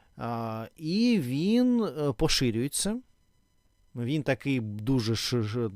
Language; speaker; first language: Ukrainian; non-native, local second language; Russian